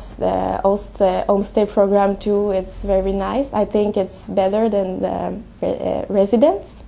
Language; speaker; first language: English; non-native, learner; French